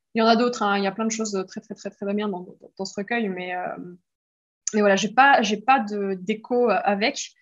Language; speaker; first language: French; early bilingual, other home language; Greek